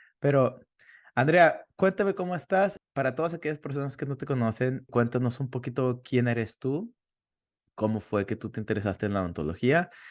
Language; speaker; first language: Spanish; native; Spanish